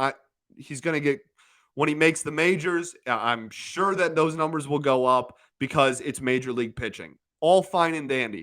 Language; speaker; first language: English; native; English